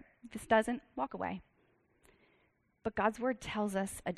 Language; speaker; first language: English; native; English